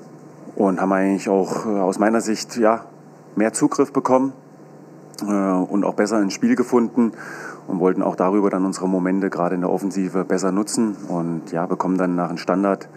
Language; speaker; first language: German; native; German